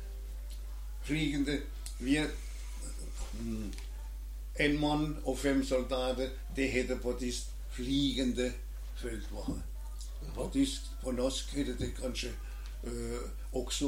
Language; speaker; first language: Danish; non-native, learner; German